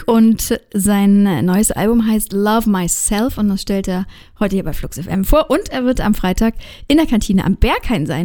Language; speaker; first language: German; native; German